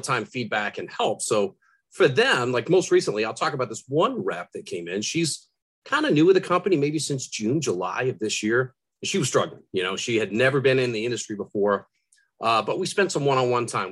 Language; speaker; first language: English; native; English